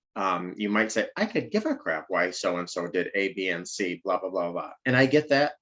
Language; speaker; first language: English; native; English